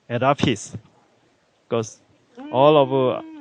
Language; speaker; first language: English; non-native, learner; Korean